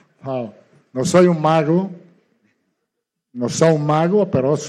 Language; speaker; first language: Portuguese; non-native, learner; Italian